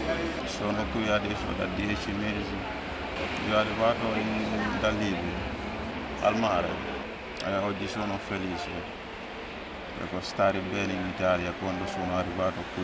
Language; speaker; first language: Italian; non-native, learner; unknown